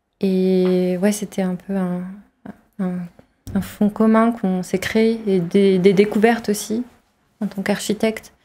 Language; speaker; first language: French; native; French